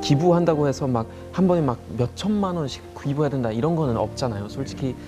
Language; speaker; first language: Korean; non-native, fluent; German